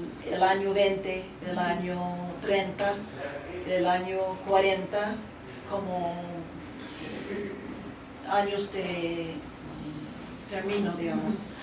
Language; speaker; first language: Spanish; non-native, fluent; English